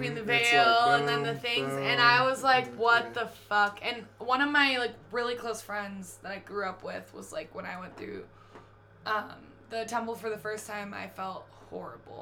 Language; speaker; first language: English; native; English